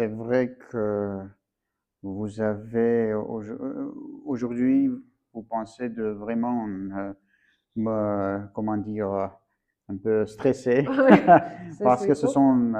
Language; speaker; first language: French; non-native, fluent; Armenian